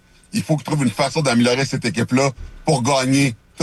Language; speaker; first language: French; native; French